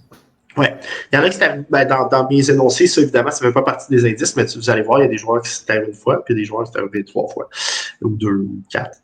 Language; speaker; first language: French; native; French